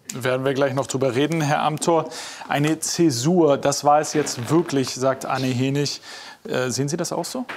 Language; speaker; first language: German; native; German